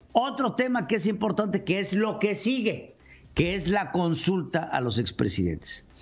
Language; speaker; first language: Spanish; native; Spanish